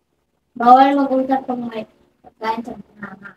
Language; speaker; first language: Filipino; native; Filipino